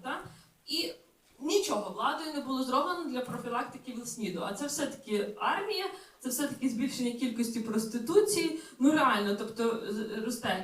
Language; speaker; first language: Ukrainian; native; Ukrainian